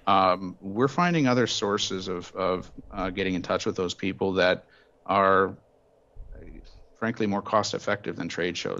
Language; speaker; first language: English; native; English